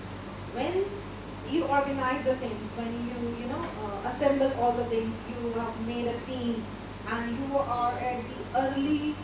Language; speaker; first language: English; non-native, local second language; Hindi